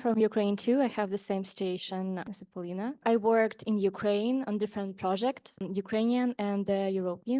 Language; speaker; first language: English; non-native, learner; Ukrainian